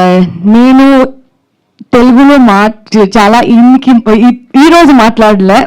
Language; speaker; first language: Telugu; non-native, learner; Kannada